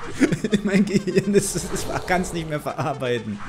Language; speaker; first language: German; native; German